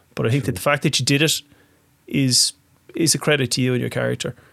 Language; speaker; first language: English; native; English